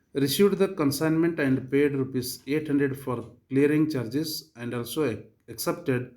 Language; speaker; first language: English; non-native, local second language; Kannada